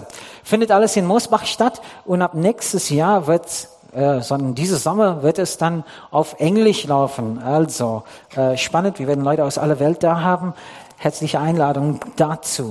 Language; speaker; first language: German; non-native, fluent; English